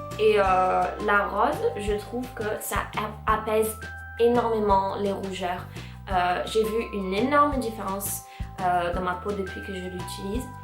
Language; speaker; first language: French; non-native, fluent; English